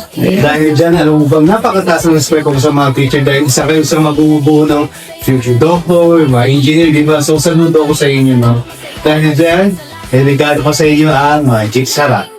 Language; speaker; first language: Filipino; non-native, local second language; Pampanga